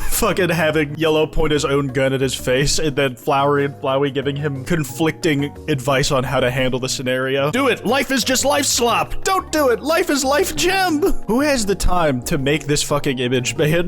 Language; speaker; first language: English; native; English